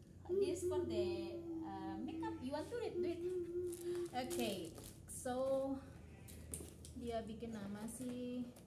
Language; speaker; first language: English; non-native, learner; Indonesian